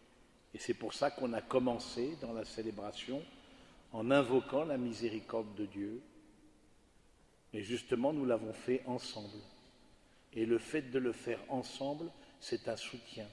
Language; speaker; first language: French; native; French